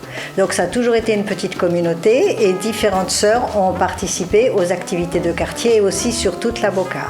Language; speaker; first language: French; native; French